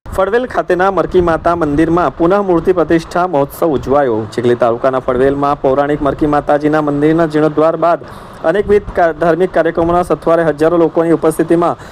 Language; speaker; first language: Gujarati; native; Gujarati